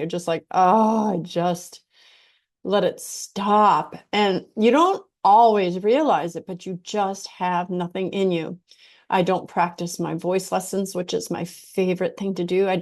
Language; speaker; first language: English; native; English